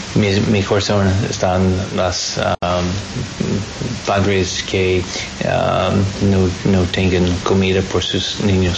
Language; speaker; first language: Spanish; non-native, learner; English